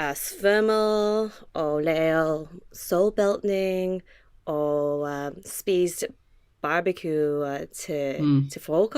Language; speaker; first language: Danish; non-native, learner; English